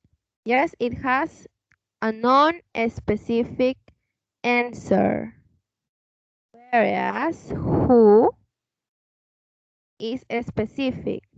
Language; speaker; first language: English; non-native, fluent; Spanish